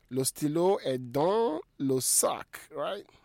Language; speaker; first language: French; non-native, fluent; English